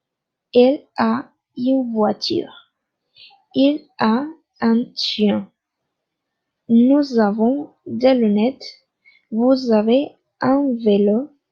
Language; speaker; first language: French; non-native, fluent; Spanish